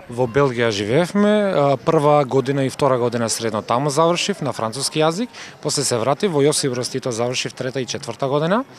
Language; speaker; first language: Macedonian; non-native, local second language; Turkish